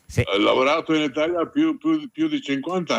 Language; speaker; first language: Italian; non-native, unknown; Hindi